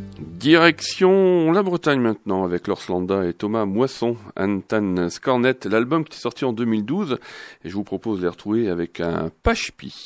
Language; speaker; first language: French; native; French